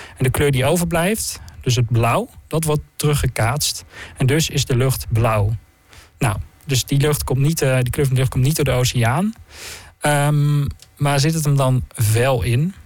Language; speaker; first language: Dutch; native; Dutch